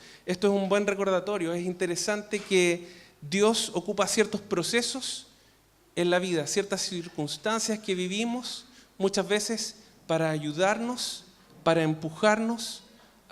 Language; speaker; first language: Spanish; native; Spanish